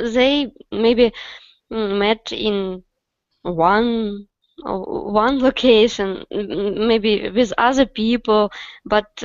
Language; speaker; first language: English; non-native, learner; Russian